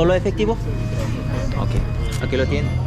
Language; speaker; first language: Spanish; non-native, learner; Korean